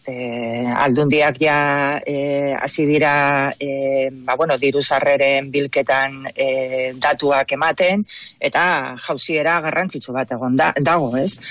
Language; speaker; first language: Basque; non-native, local second language; Spanish